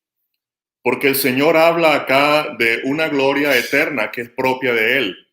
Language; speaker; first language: Spanish; native; Spanish